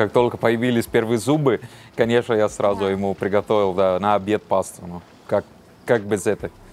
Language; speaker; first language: Russian; non-native, fluent; Italian